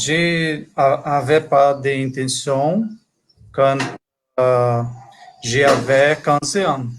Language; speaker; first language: French; non-native, learner; Portuguese